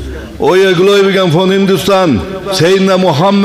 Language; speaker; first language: German; non-native, fluent; Turkish